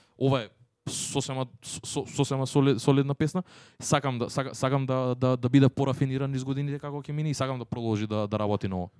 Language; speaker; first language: Macedonian; native; Macedonian